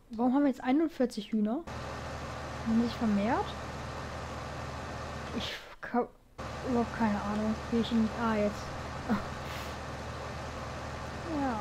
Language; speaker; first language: German; native; German